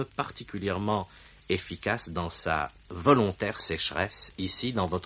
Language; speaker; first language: French; native; French